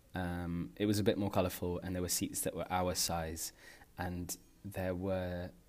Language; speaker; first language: English; native; English